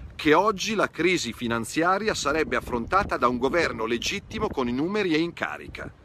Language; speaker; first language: Italian; native; Italian